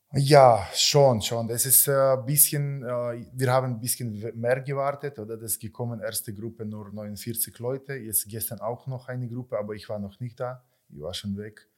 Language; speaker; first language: German; non-native, learner; Ukrainian